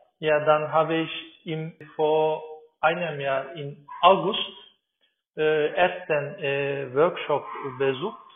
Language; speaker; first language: German; non-native, learner; Turkish